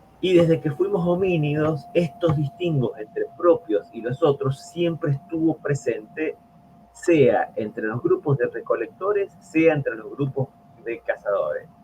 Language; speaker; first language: Spanish; native; Spanish